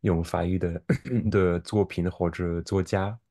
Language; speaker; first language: Chinese; non-native, fluent; French